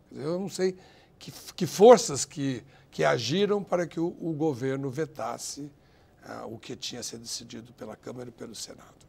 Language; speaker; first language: Portuguese; native; Portuguese